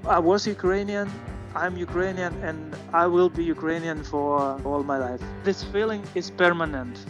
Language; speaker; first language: English; non-native, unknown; Ukrainian